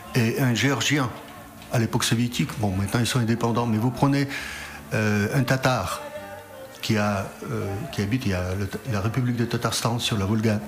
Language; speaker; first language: French; non-native, fluent; Russian